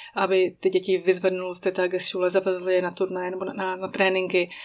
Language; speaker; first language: Czech; native; Czech